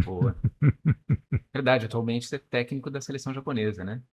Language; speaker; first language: Portuguese; native; Portuguese